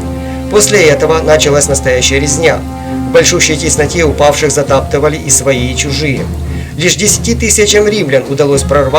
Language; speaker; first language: Russian; native; Russian